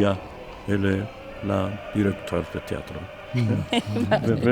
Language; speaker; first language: French; non-native, learner; Spanish